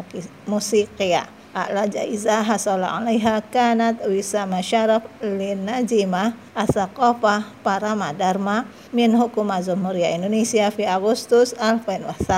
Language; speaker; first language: Arabic; non-native, learner; Indonesian